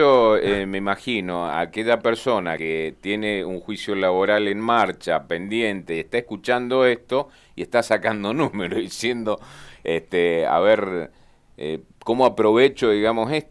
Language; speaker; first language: Spanish; native; Spanish